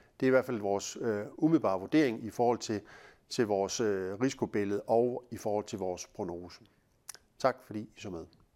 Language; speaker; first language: Danish; native; Danish